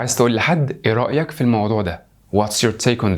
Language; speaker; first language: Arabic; native; Arabic